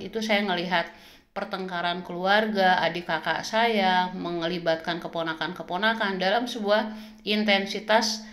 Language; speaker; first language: Indonesian; native; Indonesian